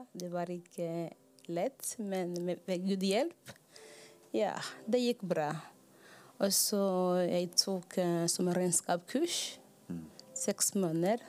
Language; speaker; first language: Norwegian; non-native, learner; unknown